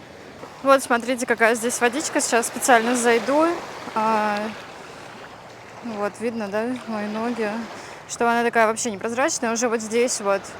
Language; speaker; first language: Russian; native; Russian